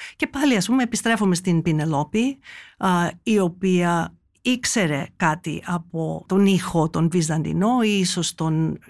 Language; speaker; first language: Greek; early bilingual, heritage; Greek